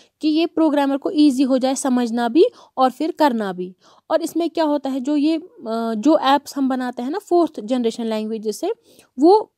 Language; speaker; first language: Hindi; non-native, local second language; Kashmiri